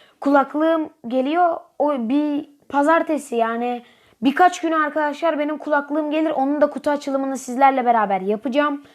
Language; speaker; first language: Turkish; native; Turkish